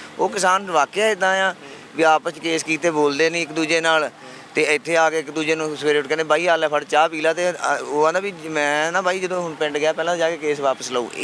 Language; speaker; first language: Punjabi; native; Punjabi